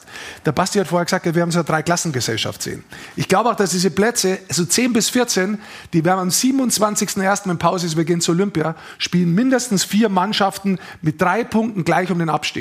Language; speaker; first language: German; native; German